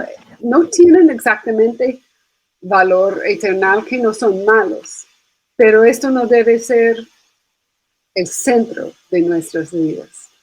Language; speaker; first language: Spanish; non-native, fluent; English